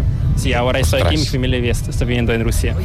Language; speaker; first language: Spanish; non-native, fluent; Korean